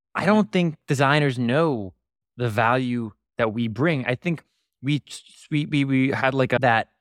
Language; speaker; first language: English; native; English